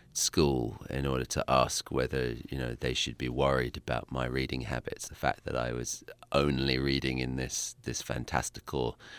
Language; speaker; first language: English; native; English